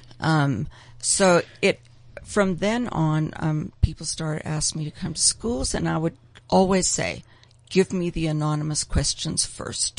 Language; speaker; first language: English; native; English